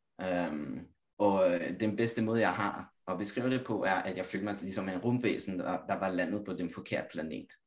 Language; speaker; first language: Danish; non-native, fluent; Italian